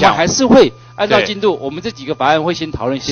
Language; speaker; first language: Chinese; native; Chinese